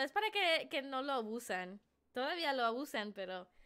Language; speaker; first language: Spanish; early bilingual, heritage; Spanish